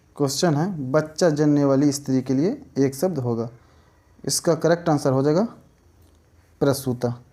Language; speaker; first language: Hindi; native; Hindi